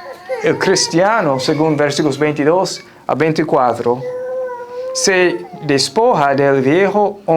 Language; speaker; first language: Spanish; non-native, fluent; English